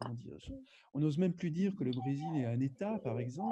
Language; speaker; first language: French; native; French